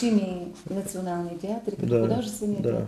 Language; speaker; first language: Russian; non-native, fluent; Bulgarian